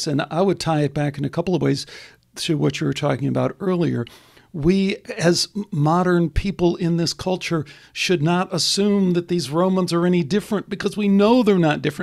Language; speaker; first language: English; native; English